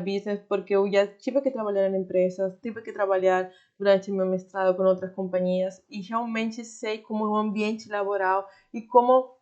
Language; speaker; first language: Portuguese; non-native, fluent; Spanish